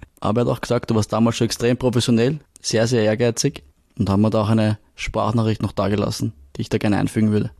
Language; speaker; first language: German; native; German